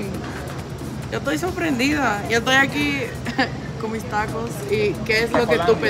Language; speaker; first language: Spanish; non-native, fluent; English